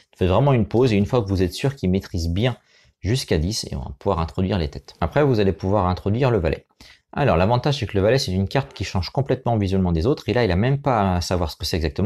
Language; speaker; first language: French; native; French